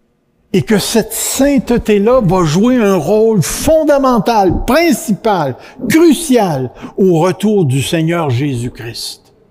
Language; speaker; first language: French; native; French